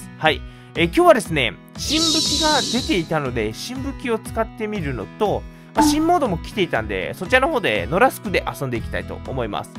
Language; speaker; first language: Japanese; native; Japanese